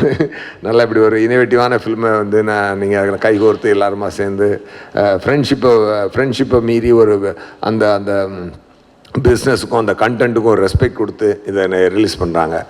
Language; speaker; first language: Tamil; native; Tamil